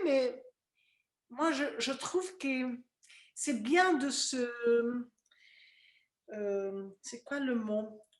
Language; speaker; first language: French; non-native, fluent; Spanish